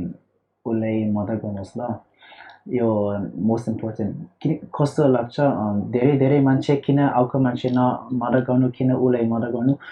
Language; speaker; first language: Nepali; early bilingual, heritage; Nepali